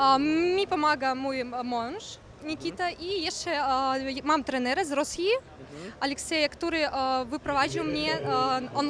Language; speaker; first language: Polish; non-native, learner; Russian